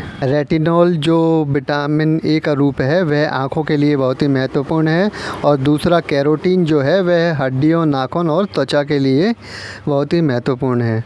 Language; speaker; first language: Hindi; native; Hindi